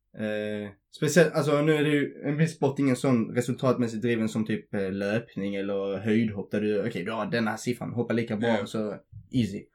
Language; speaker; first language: Swedish; early bilingual, other home language; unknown